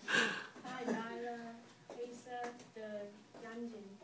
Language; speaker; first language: Chinese; non-native, learner; English